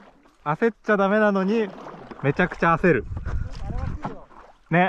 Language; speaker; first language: Japanese; native; Japanese